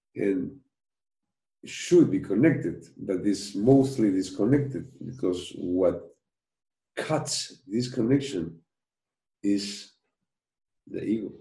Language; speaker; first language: English; non-native, fluent; Spanish